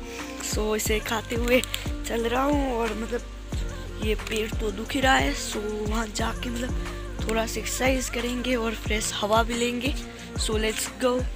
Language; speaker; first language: Hindi; non-native, local second language; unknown